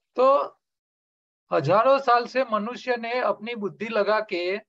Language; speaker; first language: Hindi; non-native, local second language; Gujarati